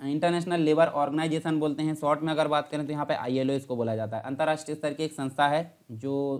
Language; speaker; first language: Hindi; native; Hindi